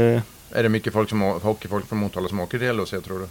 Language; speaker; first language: Swedish; native; Swedish